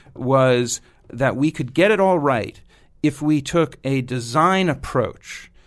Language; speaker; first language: English; native; English